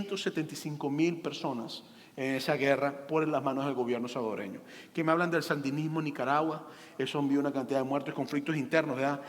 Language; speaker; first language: Spanish; native; Spanish